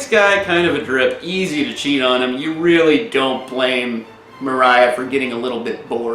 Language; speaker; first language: English; native; English